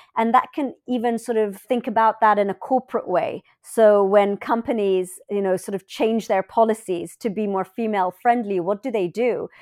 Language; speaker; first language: English; native; English